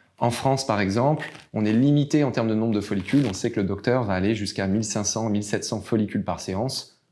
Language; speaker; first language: French; native; French